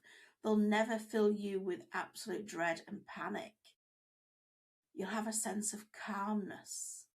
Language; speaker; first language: English; native; English